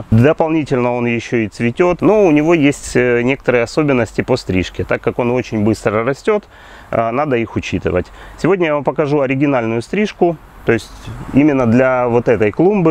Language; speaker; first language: Russian; native; Russian